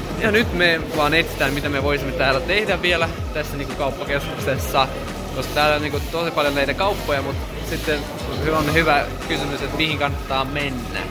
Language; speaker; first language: Finnish; non-native, fluent; Russian